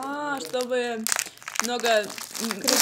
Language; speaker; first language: Russian; early bilingual, heritage; Russian